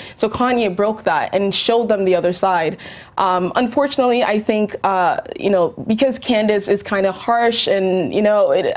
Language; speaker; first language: English; native; English